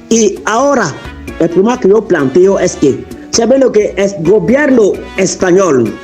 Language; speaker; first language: Spanish; non-native, fluent; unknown